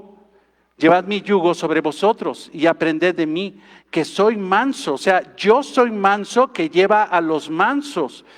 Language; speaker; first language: Spanish; native; Spanish